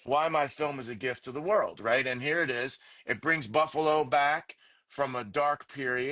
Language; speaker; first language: English; native; English